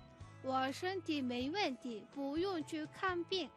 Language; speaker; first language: Chinese; non-native, fluent; Mongolian